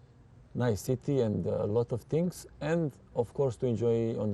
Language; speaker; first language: English; non-native, fluent; Serbian